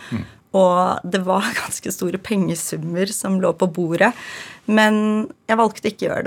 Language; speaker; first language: Norwegian; early bilingual, other home language; Ukrainian